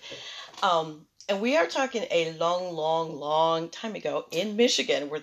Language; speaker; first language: English; early bilingual, other home language; Spanish